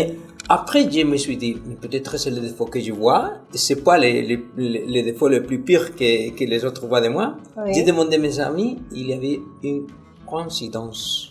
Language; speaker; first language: French; non-native, fluent; Spanish